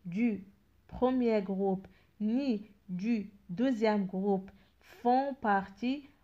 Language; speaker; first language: French; non-native, local second language; Arabic